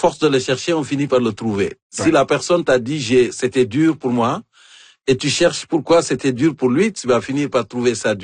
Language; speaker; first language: French; native; French